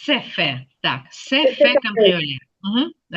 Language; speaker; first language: French; non-native, fluent; Ukrainian